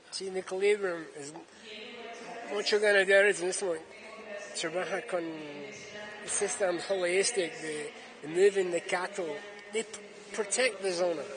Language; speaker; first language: Spanish; non-native, learner; English